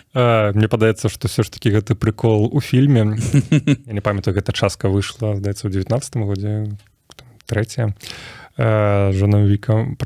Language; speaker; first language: Belarusian; native; Belarusian